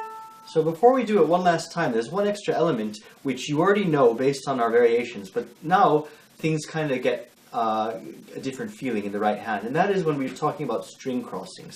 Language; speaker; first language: English; native; English